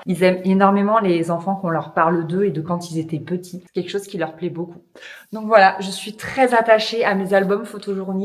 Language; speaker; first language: French; native; French